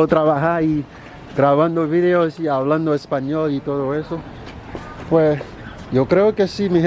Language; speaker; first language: Spanish; non-native, learner; Haitian Creole